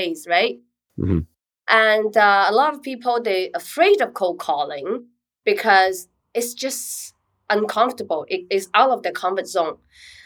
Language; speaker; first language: English; non-native, local second language; Cantonese